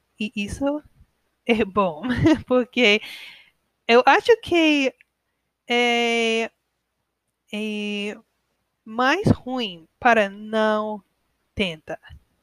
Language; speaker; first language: Portuguese; non-native, learner; English